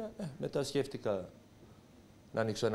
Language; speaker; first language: Greek; non-native, local second language; Turkish